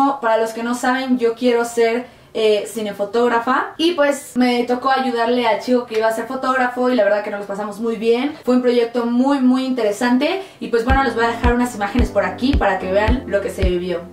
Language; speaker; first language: Spanish; native; Spanish